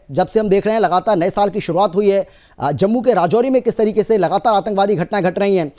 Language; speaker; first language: Hindi; native; Hindi